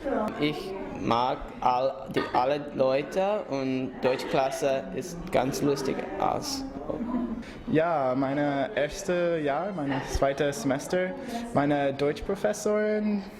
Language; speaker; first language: German; non-native, learner; English